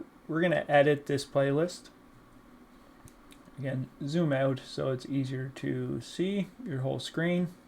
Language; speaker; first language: English; native; English